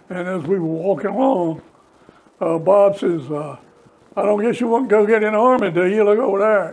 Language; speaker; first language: English; native; English